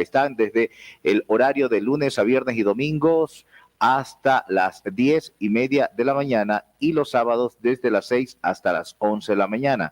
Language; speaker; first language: Spanish; native; Spanish